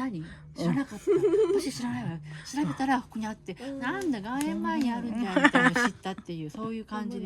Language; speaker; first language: Japanese; native; Japanese